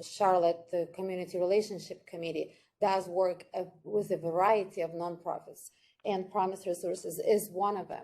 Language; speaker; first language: English; non-native, fluent; Ukrainian